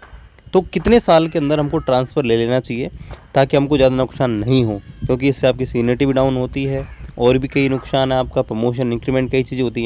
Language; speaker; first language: Hindi; native; Hindi